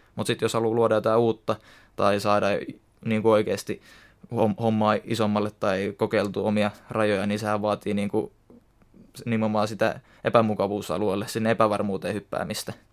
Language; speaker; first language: Finnish; native; Finnish